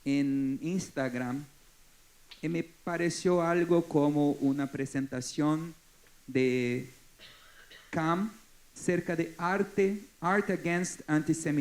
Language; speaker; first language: Spanish; non-native, fluent; Portuguese